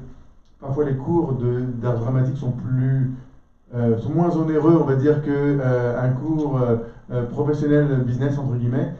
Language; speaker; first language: French; native; French